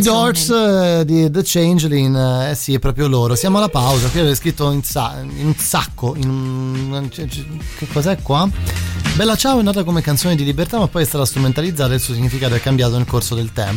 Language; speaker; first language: Italian; native; Italian